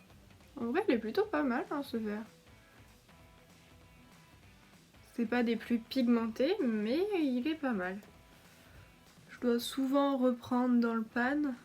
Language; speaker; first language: French; native; French